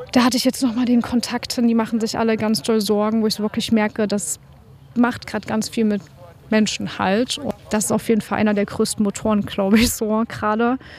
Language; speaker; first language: German; native; German